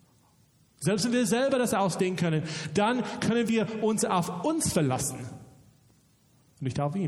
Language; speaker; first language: German; non-native, fluent; English